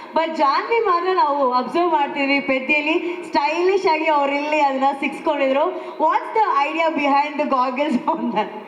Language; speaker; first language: Kannada; native; Kannada